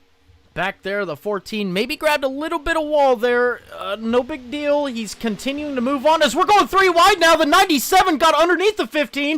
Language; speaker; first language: English; native; English